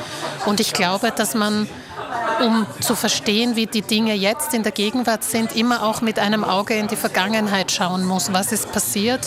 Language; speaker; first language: German; early bilingual, other home language; Slovak